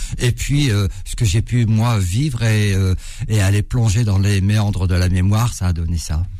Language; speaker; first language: French; early bilingual, other home language; Arabic